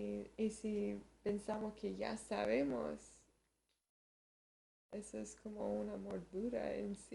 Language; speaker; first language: Spanish; early bilingual, heritage; Spanish